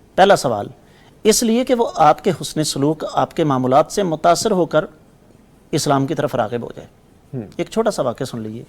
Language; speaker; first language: Urdu; non-native, local second language; Punjabi